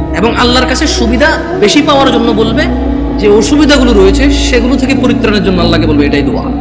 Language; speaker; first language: Bangla; early bilingual, heritage; Bangla